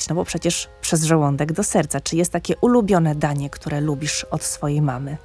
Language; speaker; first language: Polish; native; Polish